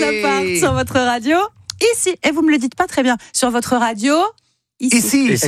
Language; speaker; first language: French; native; French